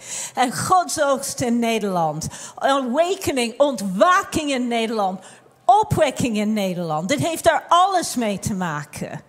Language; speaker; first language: Dutch; non-native, fluent; English